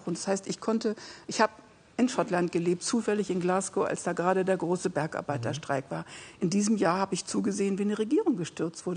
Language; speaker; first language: German; native; German